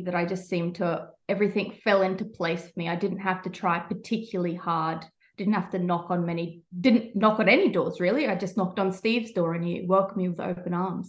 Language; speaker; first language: English; native; English